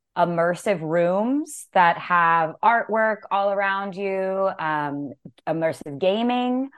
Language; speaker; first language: English; native; English